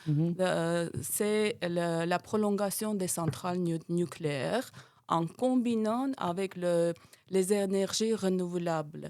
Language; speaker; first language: French; non-native, fluent; Armenian